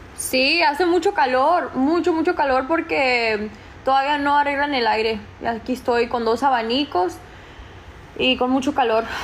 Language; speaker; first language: Spanish; early bilingual, heritage; Spanish